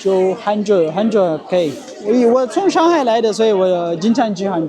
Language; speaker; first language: Chinese; non-native, learner; Amharic